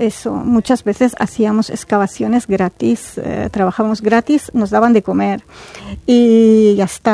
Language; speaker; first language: Spanish; non-native, fluent; Arabic